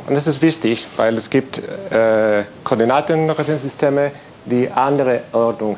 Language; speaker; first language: German; non-native, learner; Spanish